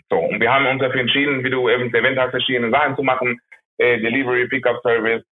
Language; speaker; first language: German; non-native, fluent; Spanish